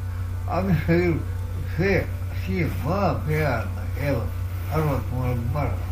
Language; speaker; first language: Estonian; non-native, local second language; Russian